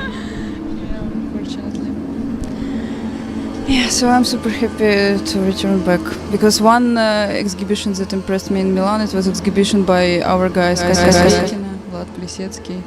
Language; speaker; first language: English; non-native, fluent; Ukrainian